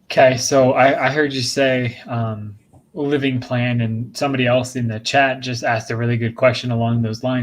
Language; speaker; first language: English; native; English